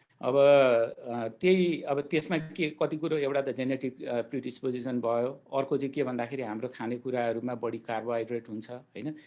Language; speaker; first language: Nepali; native; Nepali